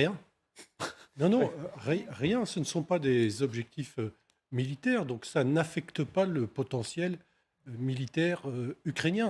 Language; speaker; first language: French; native; French